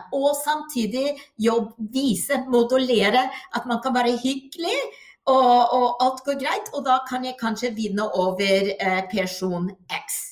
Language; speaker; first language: Norwegian; non-native, fluent; English